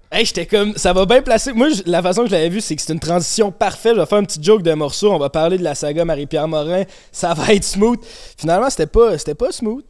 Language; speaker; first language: French; native; French